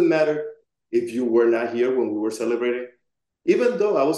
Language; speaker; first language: English; non-native, fluent; Spanish